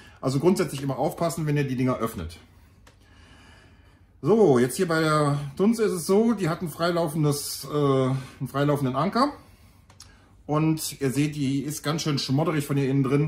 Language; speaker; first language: German; native; German